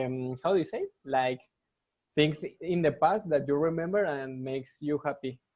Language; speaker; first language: English; non-native, learner; Spanish